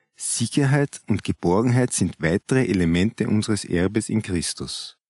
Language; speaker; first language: German; native; German